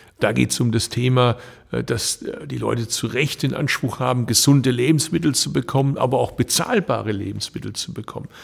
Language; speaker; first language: German; early bilingual, other home language; Turkish